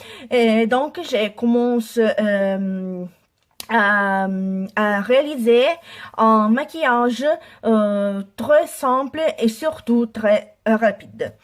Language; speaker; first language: French; non-native, learner; Italian